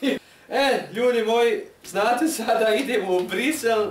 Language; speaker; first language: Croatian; early bilingual, heritage; Croatian